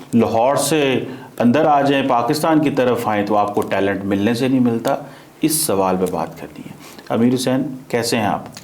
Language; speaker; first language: Urdu; non-native, local second language; Punjabi